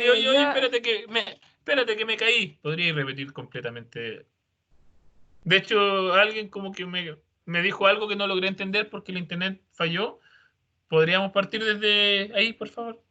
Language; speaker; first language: Spanish; native; Spanish